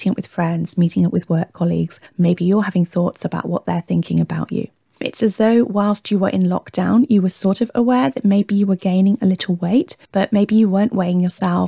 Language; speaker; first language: English; native; English